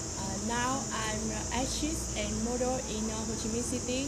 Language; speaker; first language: English; non-native, learner; Vietnamese